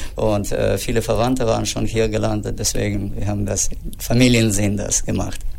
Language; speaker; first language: German; non-native, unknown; Russian